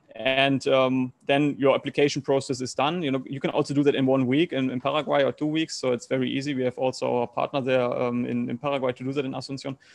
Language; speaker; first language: English; non-native, learner; German